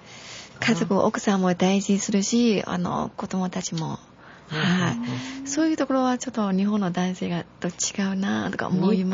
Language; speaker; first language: Japanese; non-native, fluent; Chinese